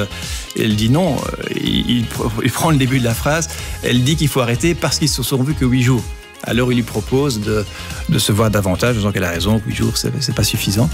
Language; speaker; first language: French; native; French